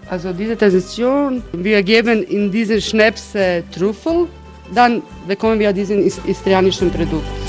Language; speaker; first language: German; non-native, learner; Croatian